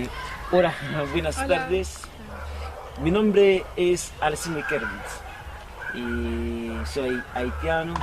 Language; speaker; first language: Spanish; non-native, learner; Haitian Creole